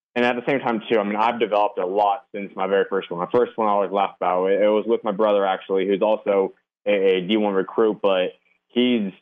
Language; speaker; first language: English; native; English